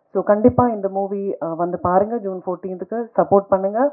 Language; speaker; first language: Tamil; non-native, fluent; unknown